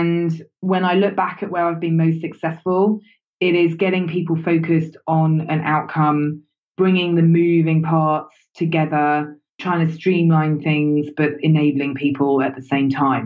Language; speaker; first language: English; native; English